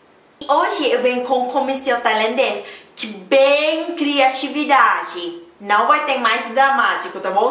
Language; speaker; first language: Portuguese; non-native, learner; Thai